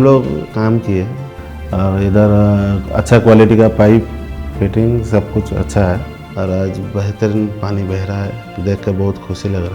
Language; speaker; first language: Hindi; non-native, local second language; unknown